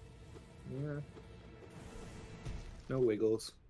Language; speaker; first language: English; native; English